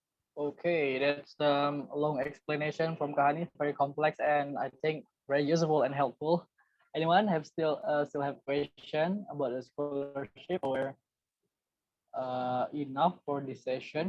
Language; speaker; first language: English; non-native, learner; Indonesian